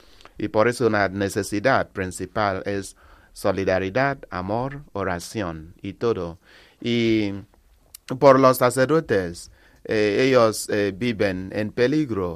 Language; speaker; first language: Spanish; non-native, learner; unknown